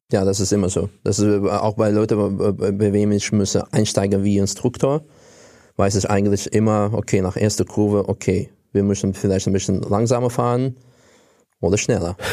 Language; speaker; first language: German; non-native, fluent; Russian